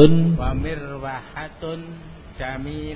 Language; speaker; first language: Arabic; non-native, learner; Indonesian